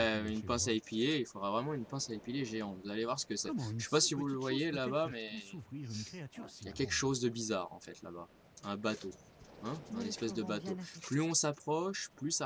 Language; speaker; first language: French; native; French